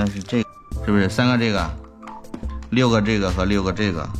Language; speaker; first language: Chinese; native; Chinese